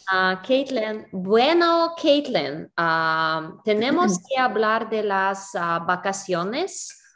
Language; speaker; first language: Spanish; non-native, learner; English